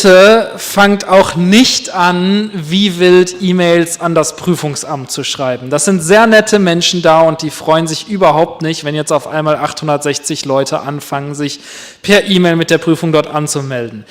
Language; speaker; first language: German; native; German